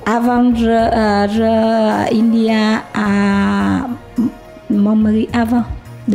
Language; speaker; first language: French; non-native, learner; Vietnamese